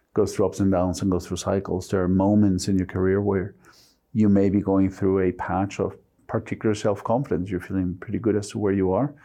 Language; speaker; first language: English; non-native, fluent; Spanish